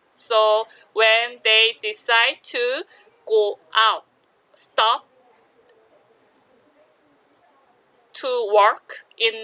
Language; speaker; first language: English; non-native, learner; Korean